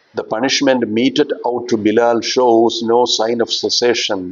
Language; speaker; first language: English; non-native, local second language; Malayalam